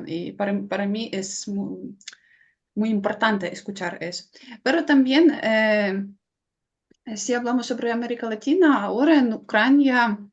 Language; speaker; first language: Spanish; non-native, fluent; Ukrainian